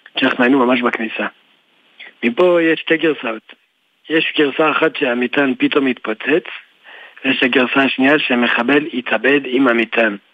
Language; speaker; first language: Hebrew; early bilingual, other home language; French